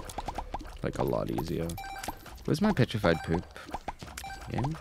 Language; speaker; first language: English; native; English